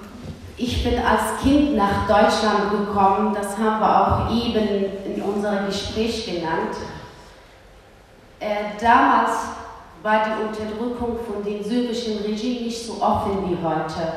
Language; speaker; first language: German; early bilingual, other home language; Kurdish